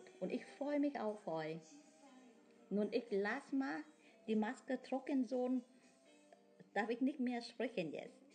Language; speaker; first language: German; non-native, learner; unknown